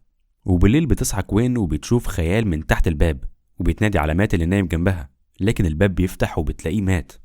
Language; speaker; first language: Arabic; native; Arabic